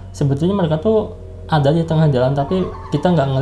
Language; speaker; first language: Indonesian; native; Indonesian